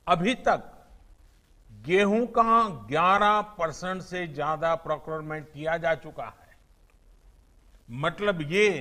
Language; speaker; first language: Hindi; non-native, local second language; Gujarati